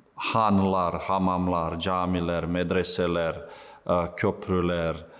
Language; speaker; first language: Turkish; non-native, fluent; Serbian